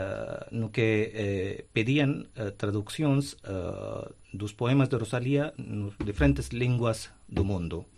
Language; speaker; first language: Galician; non-native, fluent; Hindi